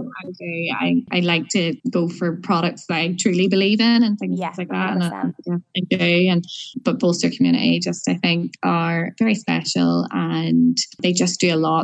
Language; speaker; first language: English; native; English